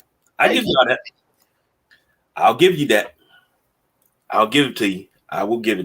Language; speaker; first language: English; native; English